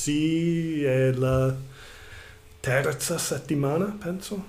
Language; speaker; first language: Italian; non-native, learner; English